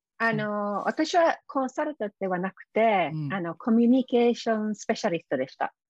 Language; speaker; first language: Japanese; non-native, fluent; English